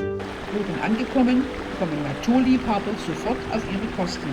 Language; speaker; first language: German; native; German